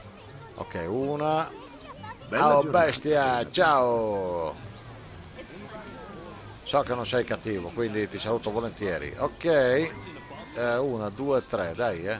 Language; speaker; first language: Italian; native; Italian